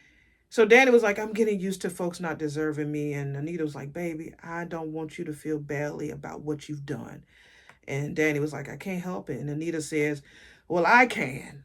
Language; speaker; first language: English; native; English